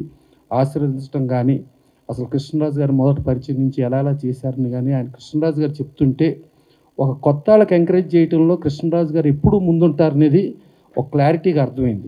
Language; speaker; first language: Telugu; native; Telugu